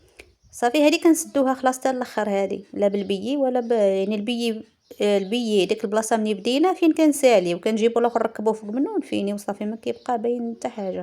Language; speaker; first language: Arabic; native; Arabic